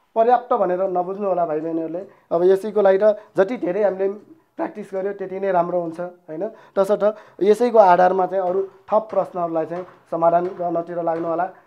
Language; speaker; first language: Nepali; non-native, local second language; Newari